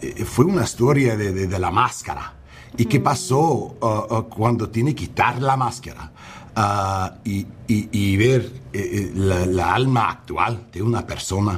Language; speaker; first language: Spanish; non-native, learner; English